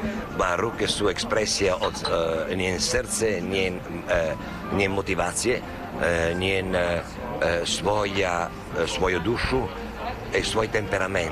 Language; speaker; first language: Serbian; non-native, learner; Italian